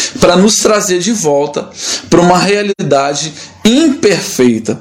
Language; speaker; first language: Portuguese; native; Portuguese